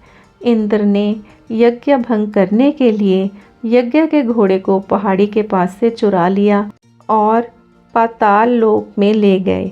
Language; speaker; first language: Hindi; native; Hindi